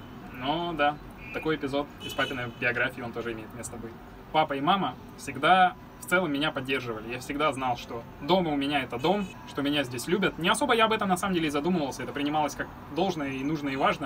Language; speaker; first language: Russian; native; Russian